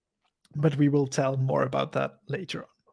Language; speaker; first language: English; non-native, fluent; German